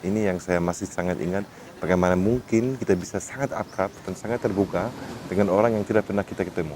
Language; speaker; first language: Indonesian; non-native, fluent; German